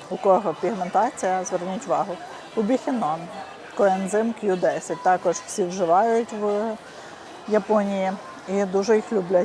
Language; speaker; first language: Ukrainian; native; Ukrainian